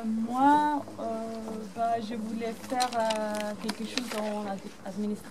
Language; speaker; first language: French; non-native, fluent; Albanian